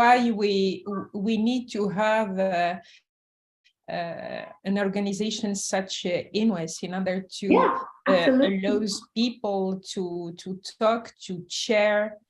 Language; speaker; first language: English; non-native, fluent; French